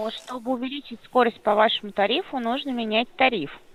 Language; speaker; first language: Russian; native; Russian